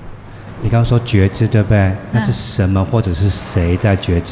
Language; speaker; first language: Chinese; native; Chinese